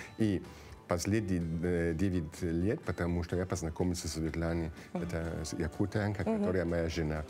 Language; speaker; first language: Russian; non-native, fluent; Italian